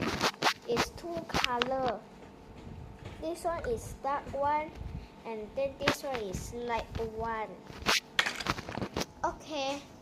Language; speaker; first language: English; non-native, local second language; Chinese